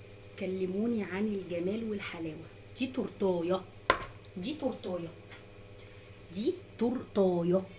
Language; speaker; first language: Arabic; native; Arabic